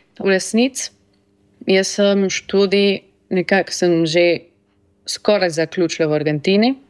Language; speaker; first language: Slovenian; early bilingual, heritage; Slovenian